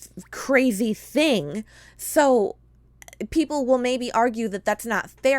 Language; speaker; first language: English; native; English